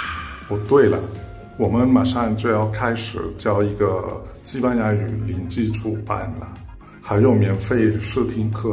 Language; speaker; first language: Chinese; non-native, fluent; Spanish